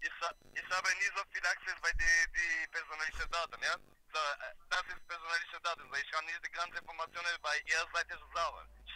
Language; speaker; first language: German; non-native, learner; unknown